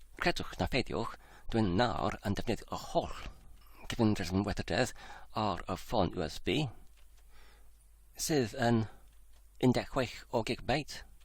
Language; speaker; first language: Welsh; non-native, learner; English